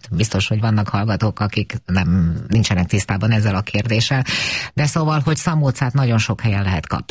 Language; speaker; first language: Hungarian; native; Hungarian